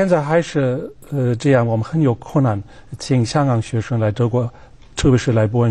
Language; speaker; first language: Chinese; non-native, fluent; German